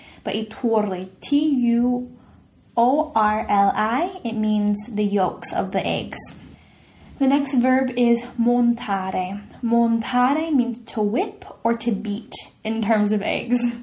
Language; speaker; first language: English; native; English